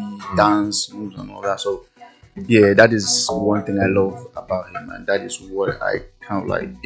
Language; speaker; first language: English; non-native, local second language; Igbo